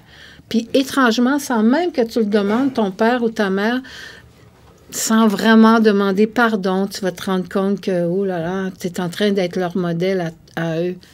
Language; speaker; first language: French; native; French